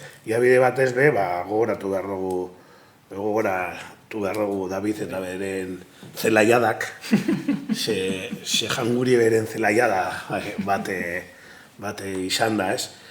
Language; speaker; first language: Basque; native; Basque